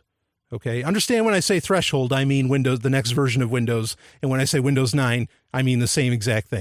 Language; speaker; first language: English; native; English